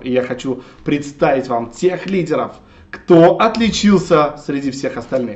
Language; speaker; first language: Russian; native; Russian